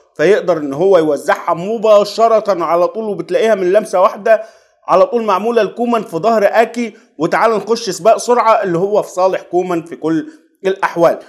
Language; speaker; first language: Arabic; native; Arabic